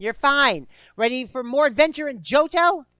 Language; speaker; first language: English; native; English